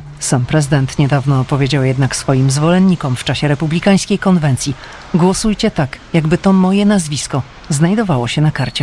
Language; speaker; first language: Polish; native; Polish